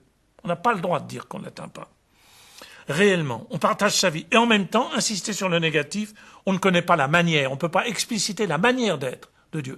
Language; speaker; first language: French; native; French